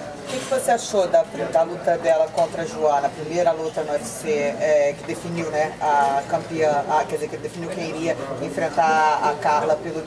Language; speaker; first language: Portuguese; native; Portuguese